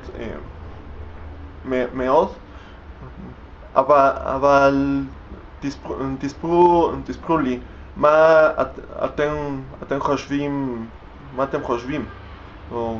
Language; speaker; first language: Hebrew; non-native, learner; Spanish